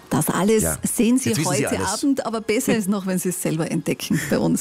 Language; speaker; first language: German; native; German